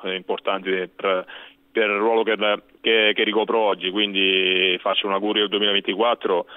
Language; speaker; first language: Italian; native; Italian